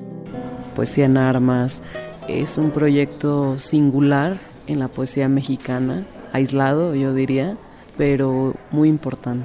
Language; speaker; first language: Spanish; native; Spanish